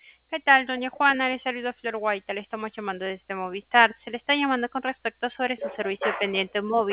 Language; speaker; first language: Spanish; native; Spanish